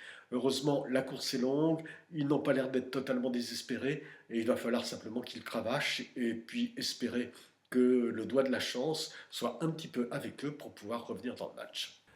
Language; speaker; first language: French; native; French